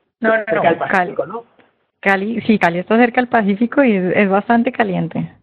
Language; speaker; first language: Spanish; native; Spanish